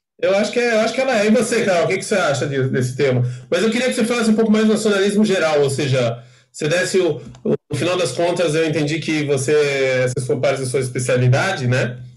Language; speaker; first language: Portuguese; native; Portuguese